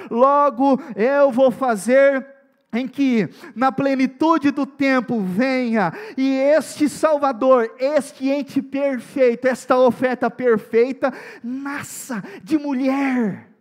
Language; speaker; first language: Portuguese; native; Portuguese